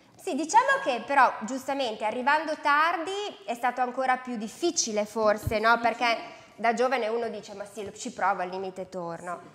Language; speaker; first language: Italian; native; Italian